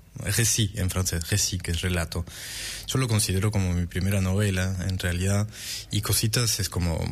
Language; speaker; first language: Spanish; non-native, fluent; French